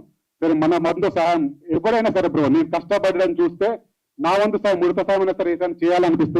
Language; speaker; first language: Telugu; native; Telugu